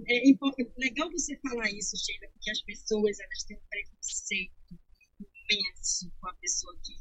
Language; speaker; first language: Portuguese; native; Portuguese